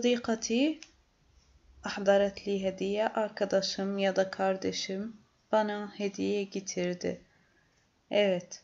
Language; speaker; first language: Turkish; non-native, fluent; Arabic